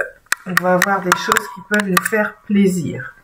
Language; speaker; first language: French; native; French